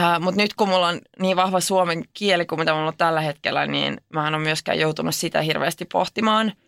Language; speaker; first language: Finnish; non-native, local second language; Swedish